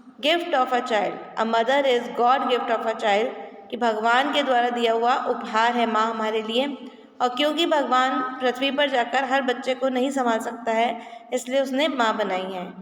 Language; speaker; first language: Hindi; native; Hindi